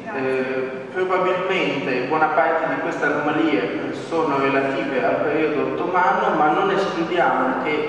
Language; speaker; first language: Italian; native; Italian